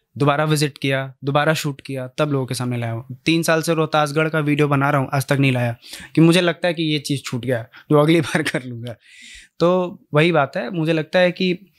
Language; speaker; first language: Hindi; native; Hindi